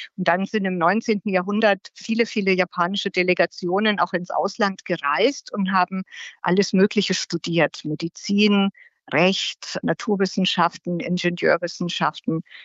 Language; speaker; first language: German; native; German